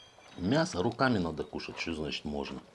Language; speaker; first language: Russian; native; Russian